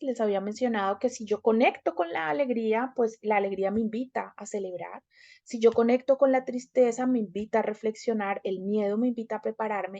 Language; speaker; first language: Spanish; native; Spanish